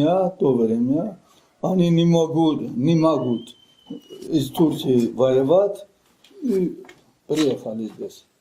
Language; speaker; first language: Russian; non-native, local second language; Armenian